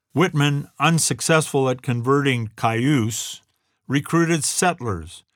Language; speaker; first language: English; native; English